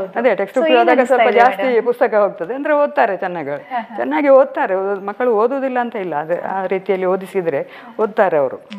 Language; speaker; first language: Kannada; non-native, local second language; Malayalam